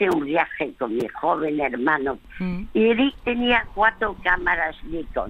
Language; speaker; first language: Spanish; early bilingual, other home language; French